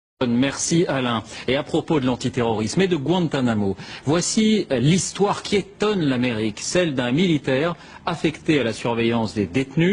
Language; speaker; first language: French; native; French